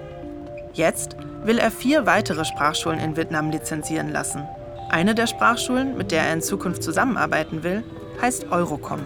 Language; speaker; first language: German; native; German